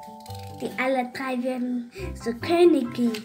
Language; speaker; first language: German; early bilingual, other home language; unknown